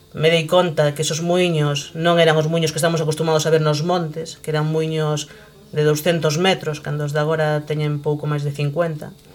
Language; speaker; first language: Galician; native; Galician